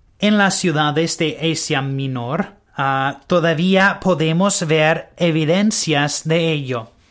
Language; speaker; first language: Spanish; non-native, learner; English